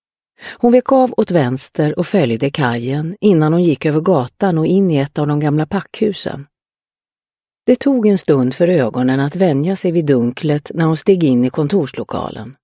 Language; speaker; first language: Swedish; native; Swedish